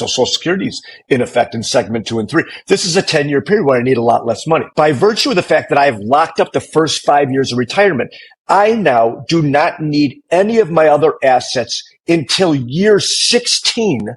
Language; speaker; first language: English; native; English